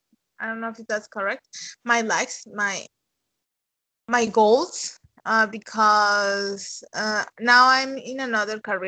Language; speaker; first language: English; non-native, fluent; Spanish